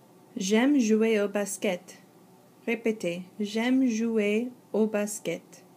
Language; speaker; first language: French; non-native, fluent; English